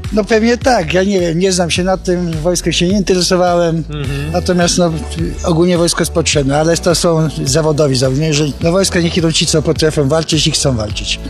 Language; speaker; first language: Polish; native; Polish